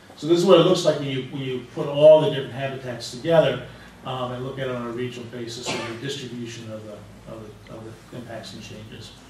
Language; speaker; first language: English; native; English